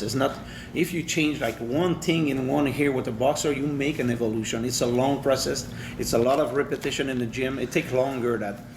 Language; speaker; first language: English; non-native, fluent; French